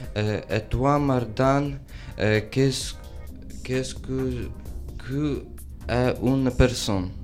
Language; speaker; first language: French; non-native, learner; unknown